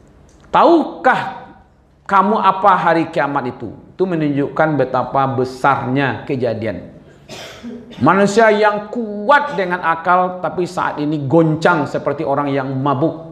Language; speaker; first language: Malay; non-native, local second language; Minangkabau